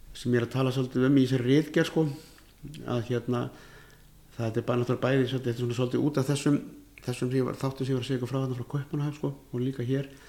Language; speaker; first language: Icelandic; native; Icelandic